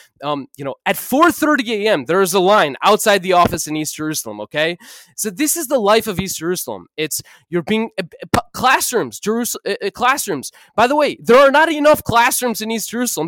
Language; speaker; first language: English; native; English